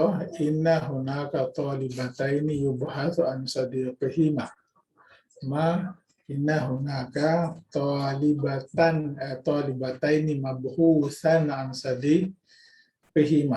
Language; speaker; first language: Arabic; non-native, fluent; Indonesian